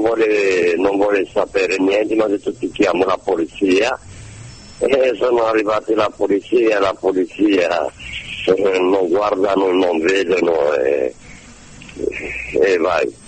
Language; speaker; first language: Italian; non-native, learner; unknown